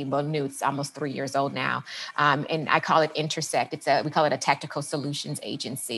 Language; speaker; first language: English; native; English